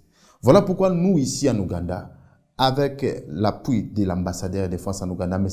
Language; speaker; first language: French; non-native, fluent; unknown